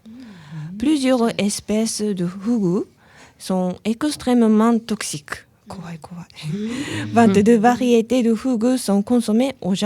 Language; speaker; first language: French; non-native, learner; Japanese